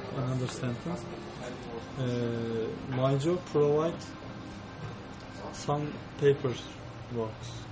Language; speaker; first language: English; non-native, learner; Turkish